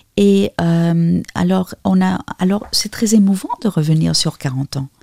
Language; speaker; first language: French; non-native, fluent; Spanish